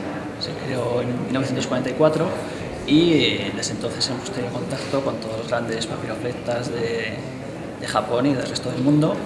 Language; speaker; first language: Spanish; native; Spanish